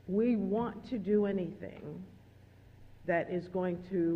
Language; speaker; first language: English; native; English